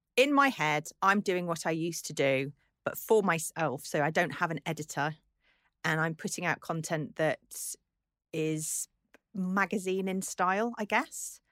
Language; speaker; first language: English; native; English